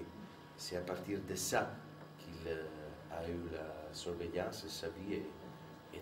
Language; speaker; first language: French; non-native, fluent; Italian